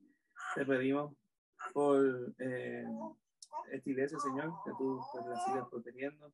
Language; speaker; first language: Spanish; native; Spanish